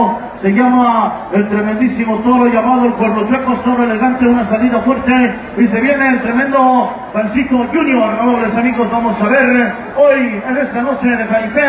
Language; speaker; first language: Spanish; native; Spanish